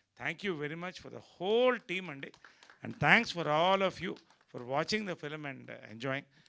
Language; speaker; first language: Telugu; native; Telugu